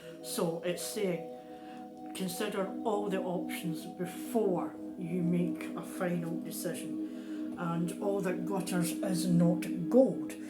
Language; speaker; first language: English; native; English